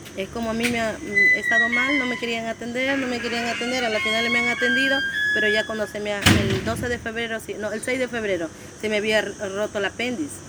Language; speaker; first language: Spanish; native; Spanish